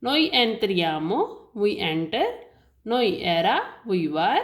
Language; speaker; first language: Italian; non-native, learner; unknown